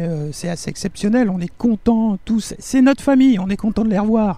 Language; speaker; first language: French; native; French